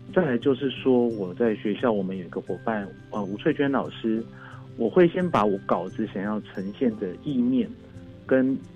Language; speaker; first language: Chinese; native; Chinese